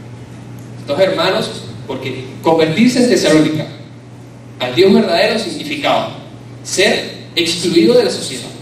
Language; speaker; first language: Spanish; native; Spanish